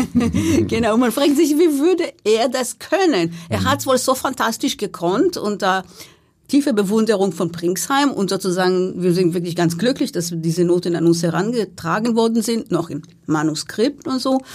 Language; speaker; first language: German; non-native, fluent; Hebrew